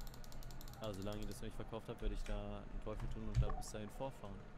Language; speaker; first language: German; native; German